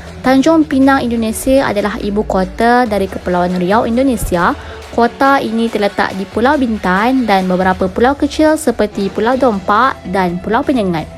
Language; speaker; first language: Malay; native; Malay